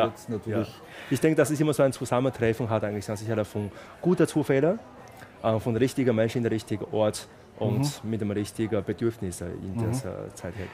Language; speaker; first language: German; non-native, fluent; Chinese